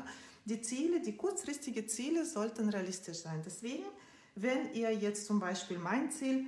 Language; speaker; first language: German; non-native, fluent; Russian